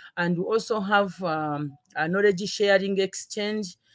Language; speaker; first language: English; non-native, local second language; Ganda